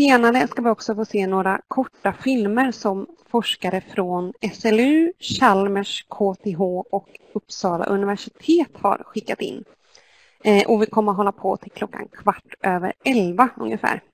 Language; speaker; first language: Swedish; native; Swedish